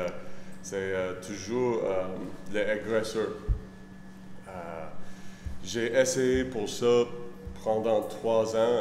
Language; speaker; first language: French; non-native, learner; English